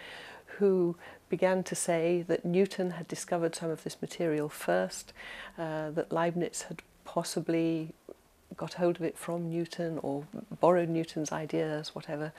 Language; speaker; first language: English; native; English